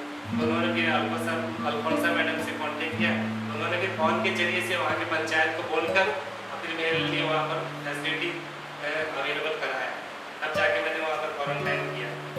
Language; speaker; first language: Hindi; native; Hindi